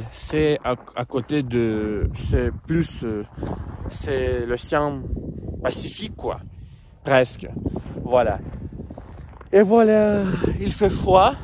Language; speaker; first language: French; non-native, fluent; Russian